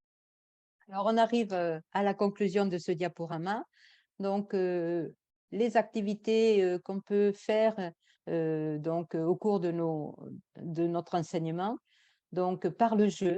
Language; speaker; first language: French; native; French